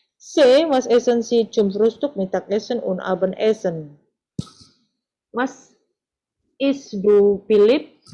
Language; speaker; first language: German; non-native, fluent; Indonesian